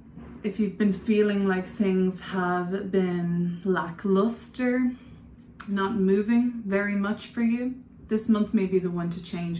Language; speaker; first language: English; native; English